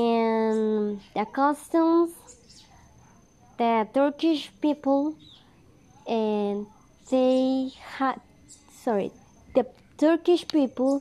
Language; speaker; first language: English; non-native, learner; Spanish